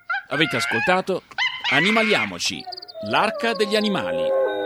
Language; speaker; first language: Italian; native; Italian